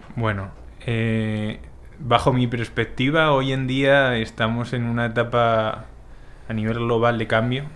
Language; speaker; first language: Spanish; native; Spanish